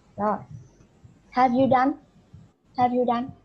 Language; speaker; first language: English; non-native, learner; Vietnamese